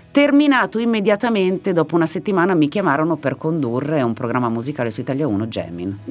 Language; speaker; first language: Italian; native; Italian